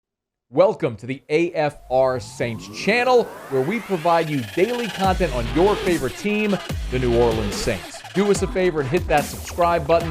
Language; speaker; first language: English; native; English